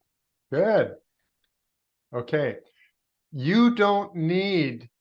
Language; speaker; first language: English; non-native, fluent; Vietnamese